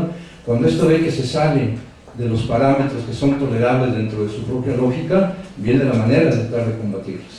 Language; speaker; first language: Spanish; native; Spanish